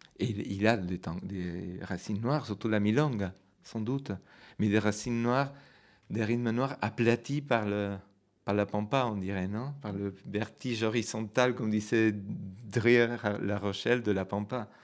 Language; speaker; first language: French; non-native, fluent; Spanish